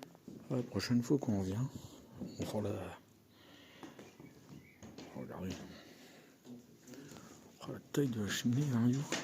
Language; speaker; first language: French; native; French